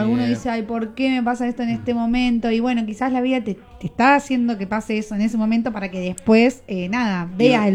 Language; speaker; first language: Spanish; native; Spanish